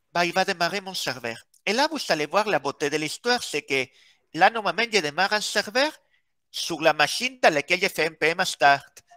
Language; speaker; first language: French; non-native, fluent; Spanish